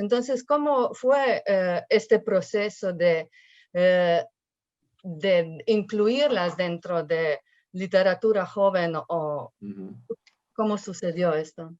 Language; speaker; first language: Spanish; non-native, fluent; Slovenian